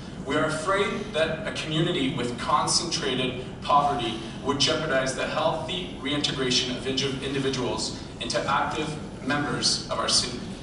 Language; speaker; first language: English; non-native, local second language; French